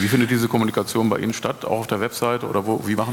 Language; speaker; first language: German; native; German